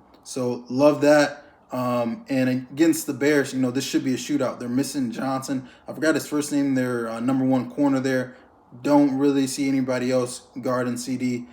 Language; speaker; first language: English; native; English